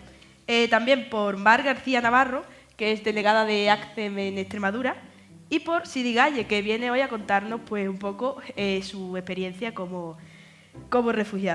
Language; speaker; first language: Spanish; native; Spanish